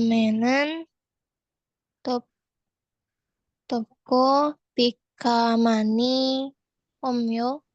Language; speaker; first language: Korean; non-native, learner; Indonesian